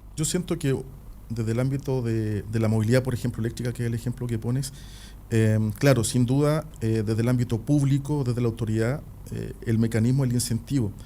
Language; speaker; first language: Spanish; native; Spanish